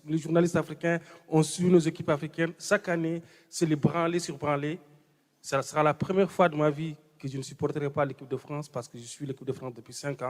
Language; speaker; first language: French; native; French